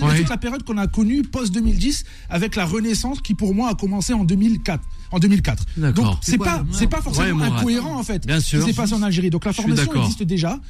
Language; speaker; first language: French; non-native, local second language; Arabic